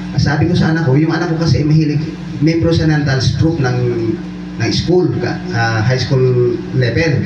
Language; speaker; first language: Filipino; non-native, local second language; Bikol